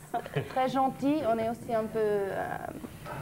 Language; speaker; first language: French; non-native, local second language; German